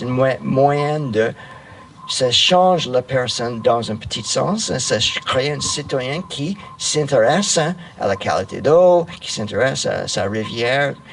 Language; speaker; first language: French; non-native, fluent; English